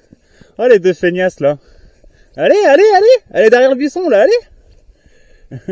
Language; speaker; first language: French; native; French